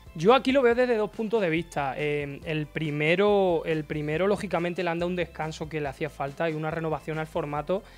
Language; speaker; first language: Spanish; native; Spanish